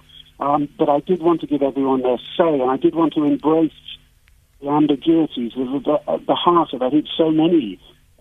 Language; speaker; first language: English; native; English